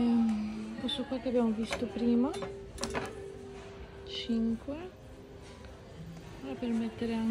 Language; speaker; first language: Italian; non-native, fluent; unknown